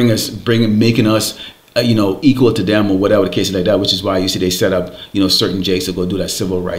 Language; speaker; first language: English; native; English